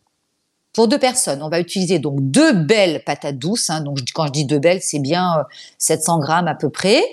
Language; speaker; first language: French; native; French